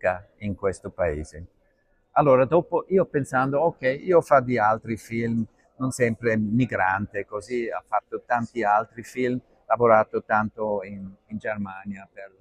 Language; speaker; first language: Italian; non-native, learner; Arabic